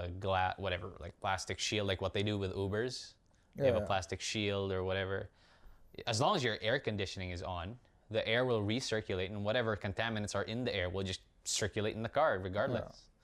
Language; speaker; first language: English; non-native, local second language; Hiligaynon